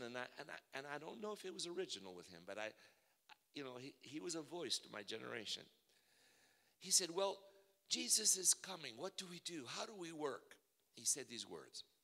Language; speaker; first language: English; early bilingual, other home language; Russian